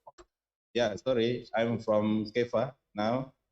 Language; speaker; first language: English; non-native, learner; Indonesian